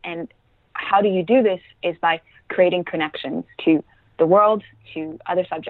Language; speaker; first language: English; non-native, fluent; French